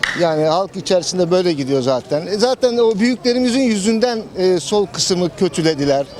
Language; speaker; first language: Turkish; native; Turkish